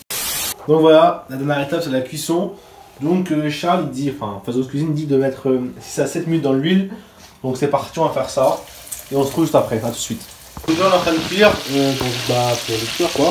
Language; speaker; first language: French; native; French